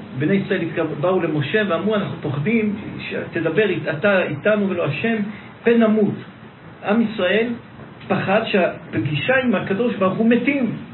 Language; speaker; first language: Hebrew; native; Hebrew